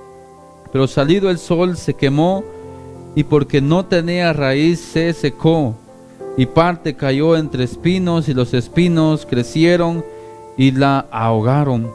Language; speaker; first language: Spanish; native; Spanish